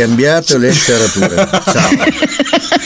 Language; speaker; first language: Italian; native; Italian